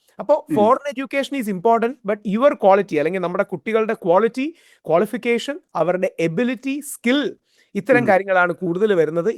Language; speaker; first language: Malayalam; native; Malayalam